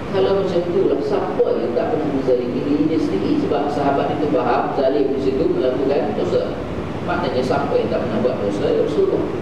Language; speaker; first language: Malay; native; Malay